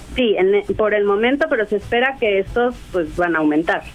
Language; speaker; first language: Spanish; native; Spanish